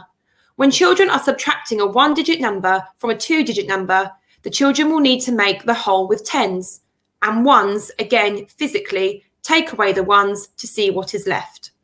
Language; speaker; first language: English; native; English